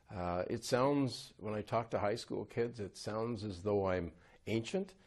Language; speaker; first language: English; native; English